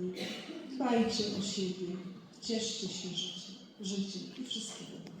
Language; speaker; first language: Polish; native; Polish